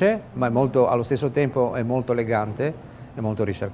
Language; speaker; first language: Italian; native; Italian